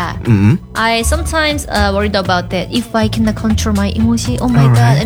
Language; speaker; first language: English; non-native, learner; Korean